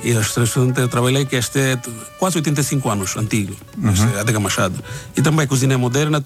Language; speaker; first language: Portuguese; non-native, learner; Bangla